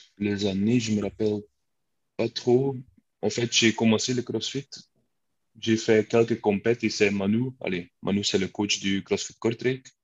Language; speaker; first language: French; non-native, local second language; Dutch